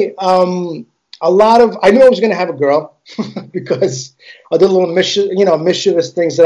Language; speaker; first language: English; early bilingual, other home language; Italian